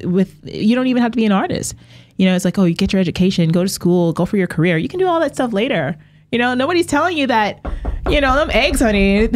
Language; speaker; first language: English; native; English